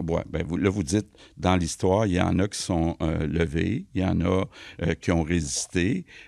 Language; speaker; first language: French; native; French